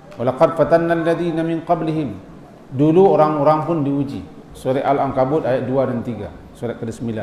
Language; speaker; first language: Malay; non-native, local second language; Minangkabau